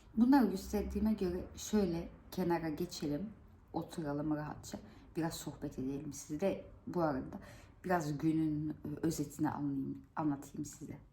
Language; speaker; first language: Turkish; early bilingual, heritage; Turkish